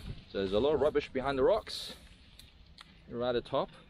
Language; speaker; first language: English; non-native, local second language; Cantonese